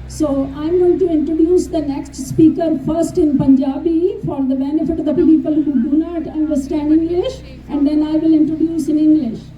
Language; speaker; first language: English; non-native, local second language; Punjabi